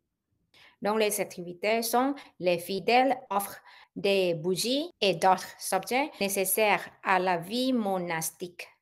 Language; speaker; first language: French; non-native, fluent; Thai